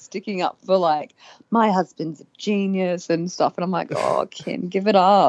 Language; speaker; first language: English; native; English